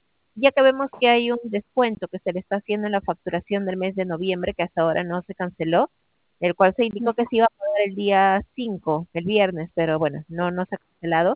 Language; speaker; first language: Spanish; native; Spanish